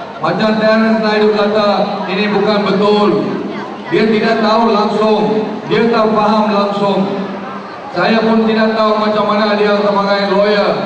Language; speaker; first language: Malay; non-native, local second language; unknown